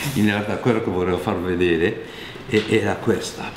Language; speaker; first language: Italian; non-native, fluent; Japanese